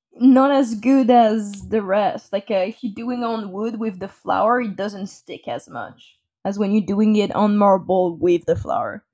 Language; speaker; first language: English; non-native, fluent; French